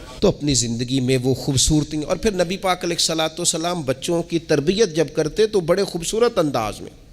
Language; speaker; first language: Urdu; non-native, local second language; Punjabi